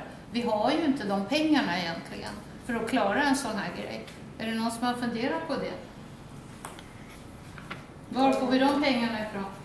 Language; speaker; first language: Swedish; non-native, fluent; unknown